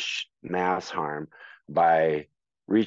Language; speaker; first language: English; native; English